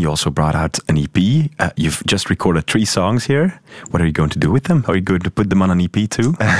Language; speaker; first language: English; non-native, fluent; Dutch